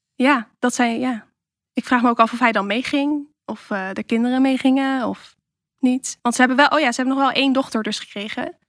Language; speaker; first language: Dutch; native; Dutch